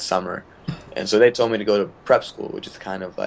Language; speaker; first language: English; native; English